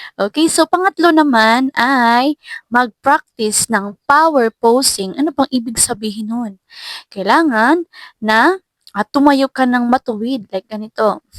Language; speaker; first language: Filipino; non-native, local second language; Cebuano